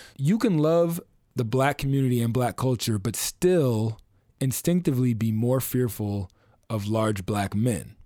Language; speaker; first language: English; native; English